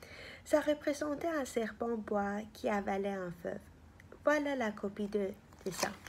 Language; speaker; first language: French; non-native, fluent; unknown